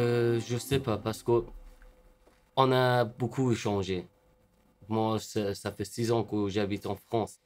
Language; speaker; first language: French; non-native, learner; Persian